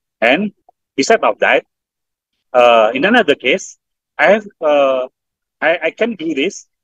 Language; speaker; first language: English; non-native, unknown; Indonesian